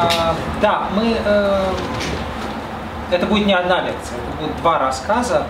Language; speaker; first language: Russian; native; Russian